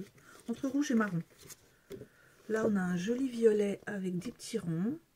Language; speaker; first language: French; native; French